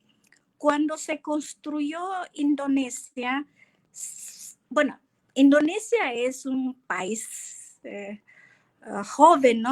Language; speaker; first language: Spanish; non-native, fluent; Indonesian